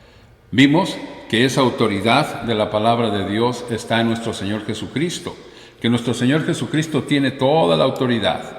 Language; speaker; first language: Spanish; native; Spanish